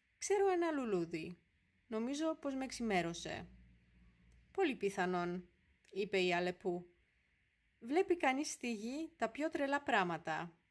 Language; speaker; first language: Greek; non-native, fluent; Polish